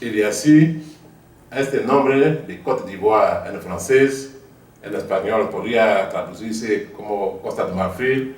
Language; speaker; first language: Spanish; non-native, fluent; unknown